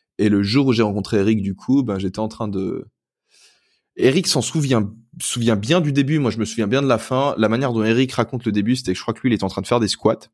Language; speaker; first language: French; native; French